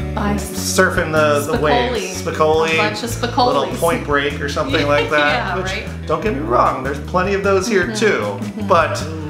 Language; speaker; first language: English; native; English